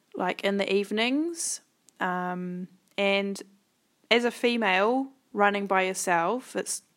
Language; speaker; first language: English; native; English